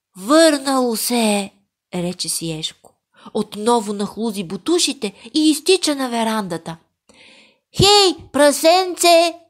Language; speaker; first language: Bulgarian; native; Bulgarian